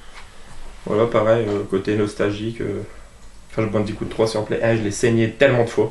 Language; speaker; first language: French; native; French